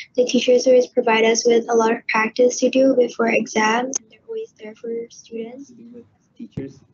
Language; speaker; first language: English; non-native, fluent; Indonesian